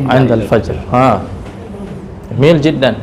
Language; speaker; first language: Arabic; non-native, fluent; Indonesian